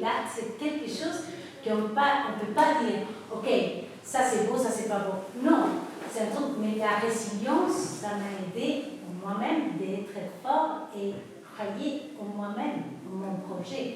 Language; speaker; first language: French; non-native, fluent; Spanish